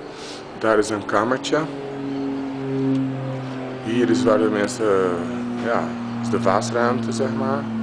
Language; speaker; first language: Dutch; non-native, fluent; Portuguese